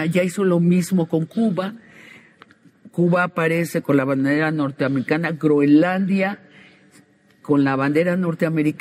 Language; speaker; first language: Spanish; native; Spanish